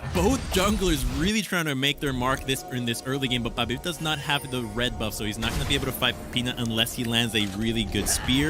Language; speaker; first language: English; native; English